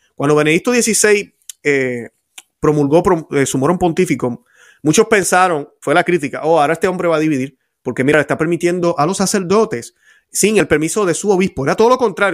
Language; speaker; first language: Spanish; native; Spanish